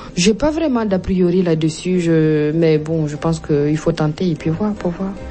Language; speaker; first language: French; non-native, local second language; Mossi